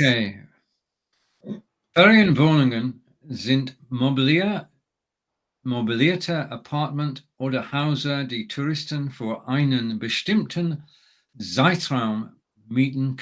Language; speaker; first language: German; non-native, learner; English